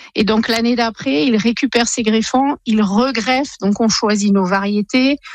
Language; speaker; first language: French; native; French